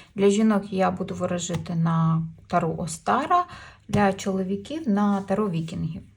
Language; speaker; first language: Ukrainian; non-native, local second language; Russian